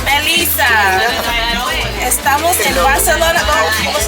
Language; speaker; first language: Spanish; non-native, learner; English